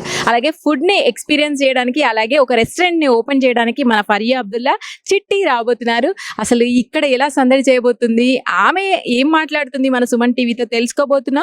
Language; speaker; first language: Telugu; native; Telugu